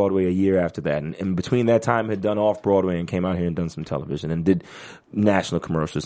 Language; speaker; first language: English; native; English